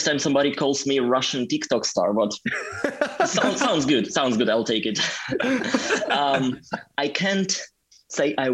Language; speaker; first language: English; non-native, fluent; Russian